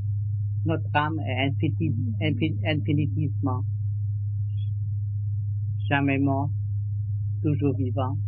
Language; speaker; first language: French; non-native, learner; Vietnamese